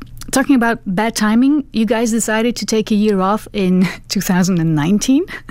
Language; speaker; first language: English; non-native, fluent; Dutch